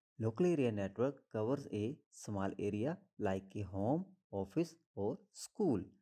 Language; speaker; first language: English; non-native, local second language; Hindi